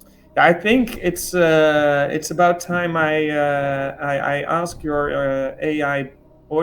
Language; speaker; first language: English; non-native, fluent; Dutch